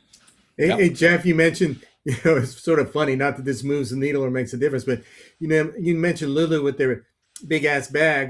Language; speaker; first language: English; native; English